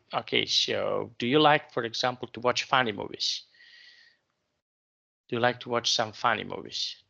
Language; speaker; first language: English; non-native, fluent; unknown